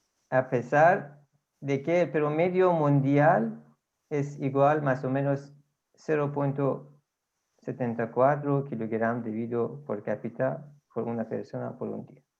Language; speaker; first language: Spanish; non-native, fluent; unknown